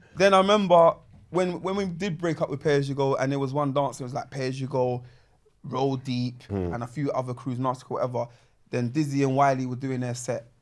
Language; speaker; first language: English; native; English